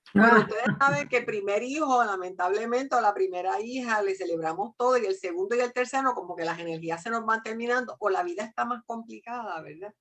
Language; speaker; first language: Spanish; native; Spanish